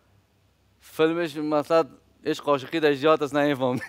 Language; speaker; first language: Persian; native; Persian